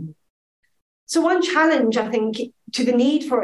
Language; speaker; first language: English; native; English